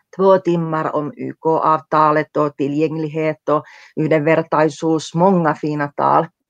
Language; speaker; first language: Swedish; non-native, local second language; Finnish